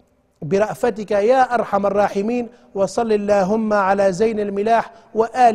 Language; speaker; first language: Arabic; native; Arabic